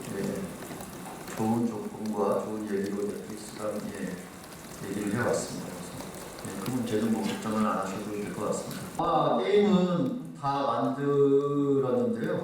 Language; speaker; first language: Korean; native; Korean